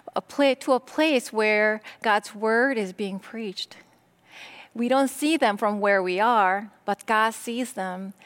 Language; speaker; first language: English; non-native, fluent; Korean